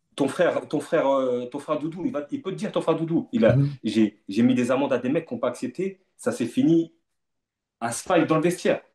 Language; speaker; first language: French; native; French